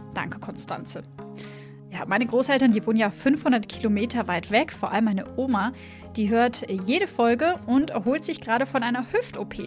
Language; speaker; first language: German; native; German